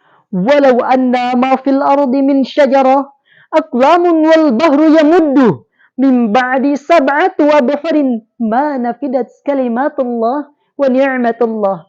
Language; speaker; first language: Arabic; non-native, learner; Indonesian